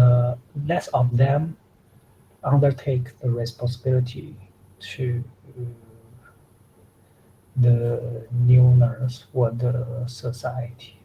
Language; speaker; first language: English; non-native, learner; Chinese